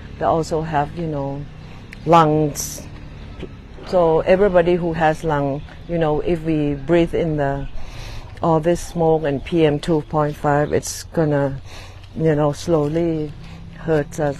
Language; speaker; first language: English; non-native, fluent; Thai